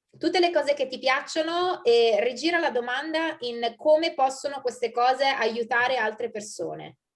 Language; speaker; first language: Italian; native; Italian